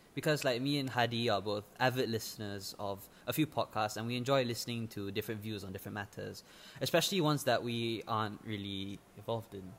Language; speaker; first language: English; non-native, local second language; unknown